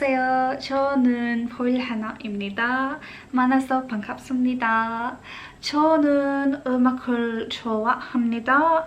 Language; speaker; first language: Korean; non-native, learner; English